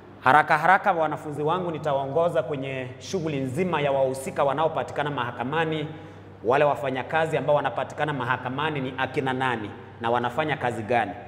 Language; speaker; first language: Swahili; non-native, local second language; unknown